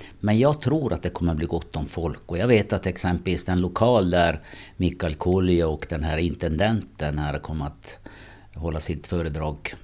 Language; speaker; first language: Swedish; native; Swedish